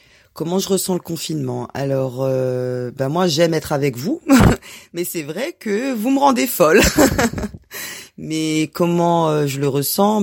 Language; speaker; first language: French; native; French